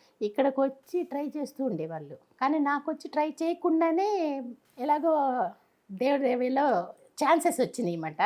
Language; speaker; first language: Telugu; native; Telugu